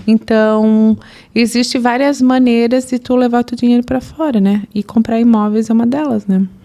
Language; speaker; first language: Portuguese; native; Portuguese